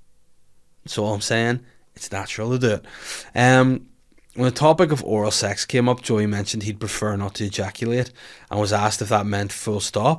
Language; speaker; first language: English; native; English